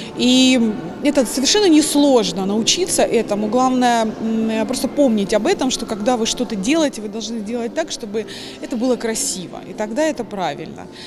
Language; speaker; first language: Russian; native; Russian